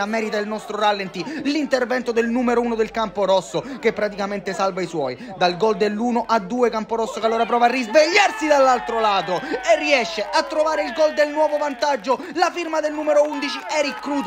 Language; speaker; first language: Italian; native; Italian